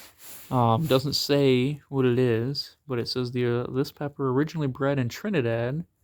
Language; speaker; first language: English; native; English